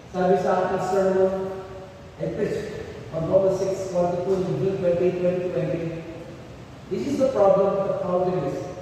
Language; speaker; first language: English; non-native, local second language; Filipino